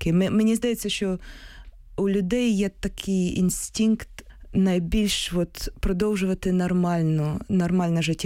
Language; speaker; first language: Ukrainian; early bilingual, heritage; Ukrainian